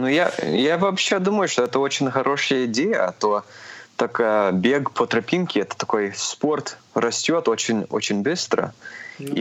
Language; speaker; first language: Russian; early bilingual, heritage; Russian